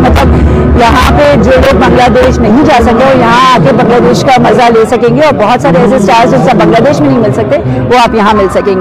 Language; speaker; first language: Hindi; non-native, fluent; Bangla